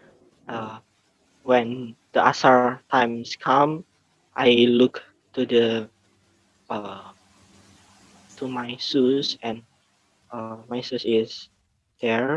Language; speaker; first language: English; non-native, learner; Indonesian